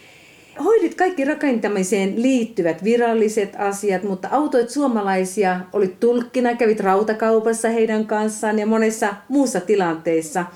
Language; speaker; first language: Finnish; native; Finnish